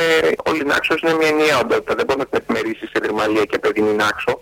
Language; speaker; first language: Greek; native; Greek